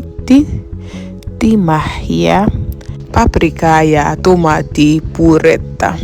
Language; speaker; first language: Finnish; non-native, learner; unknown